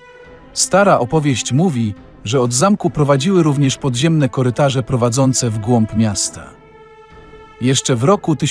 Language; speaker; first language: Polish; native; Polish